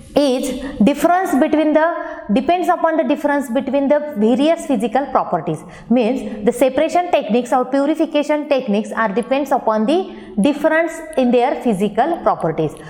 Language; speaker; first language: English; non-native, local second language; Marathi